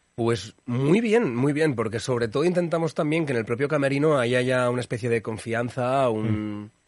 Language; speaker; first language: Spanish; native; Spanish